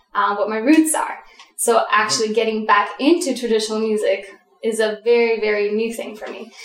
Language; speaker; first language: English; early bilingual, other home language; Russian